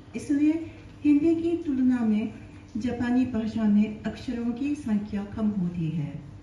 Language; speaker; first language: Hindi; non-native, learner; Japanese